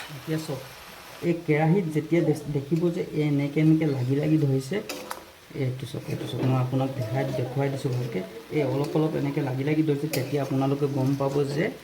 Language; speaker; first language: Assamese; non-native, local second language; Bangla